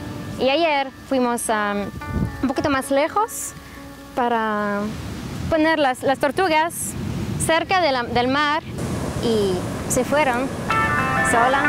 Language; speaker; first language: Spanish; non-native, fluent; French